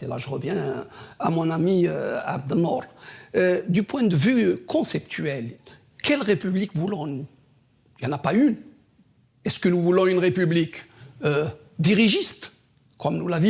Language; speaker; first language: French; non-native, local second language; Kabyle